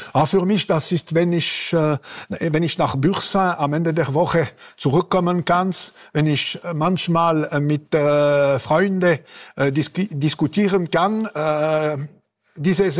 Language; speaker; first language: German; non-native, local second language; French